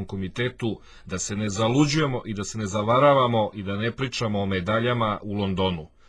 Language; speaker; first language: Serbian; native; Serbian